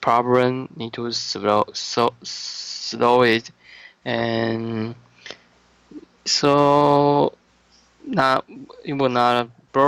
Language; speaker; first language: English; non-native, learner; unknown